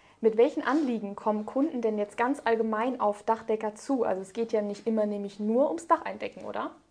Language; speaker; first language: German; native; German